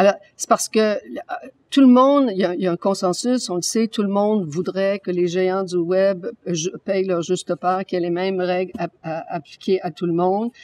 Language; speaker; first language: French; native; French